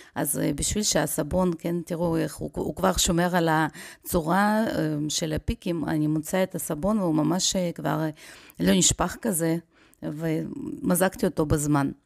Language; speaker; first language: Hebrew; non-native, fluent; Russian